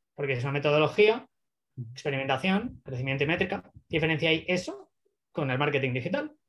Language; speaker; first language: Spanish; native; Spanish